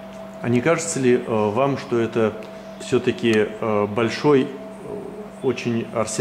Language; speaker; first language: Russian; native; Russian